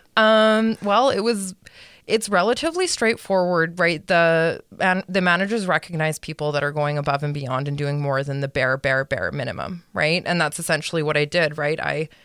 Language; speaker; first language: English; native; English